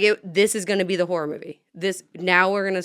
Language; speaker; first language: English; native; English